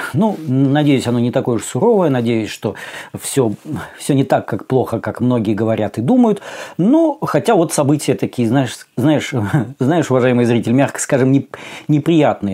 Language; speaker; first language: Russian; native; Russian